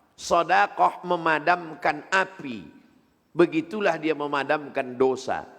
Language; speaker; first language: Malay; native; Malay